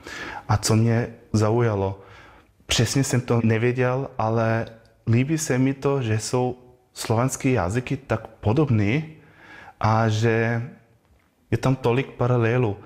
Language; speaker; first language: Czech; non-native, learner; German